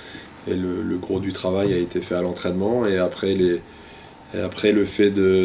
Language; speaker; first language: French; native; French